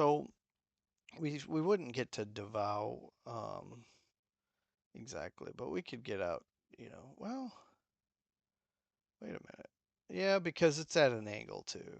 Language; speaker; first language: English; native; English